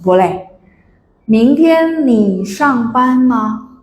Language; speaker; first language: Chinese; non-native, fluent; Indonesian